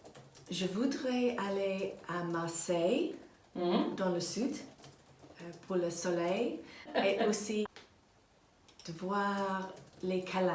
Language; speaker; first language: French; non-native, learner; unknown